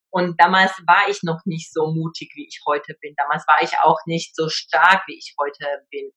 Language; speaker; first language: German; early bilingual, other home language; Polish